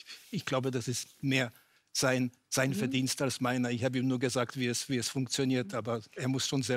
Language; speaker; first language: German; non-native, fluent; Polish